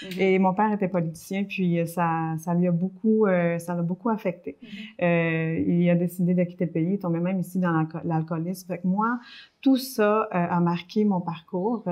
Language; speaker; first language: French; early bilingual, other home language; Spanish